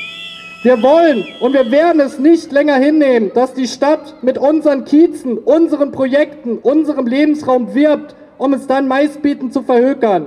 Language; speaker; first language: German; native; German